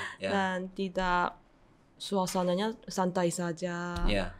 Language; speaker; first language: Indonesian; non-native, fluent; Korean